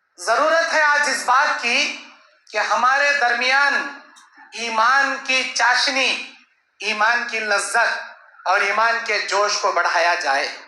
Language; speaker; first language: Urdu; native; Urdu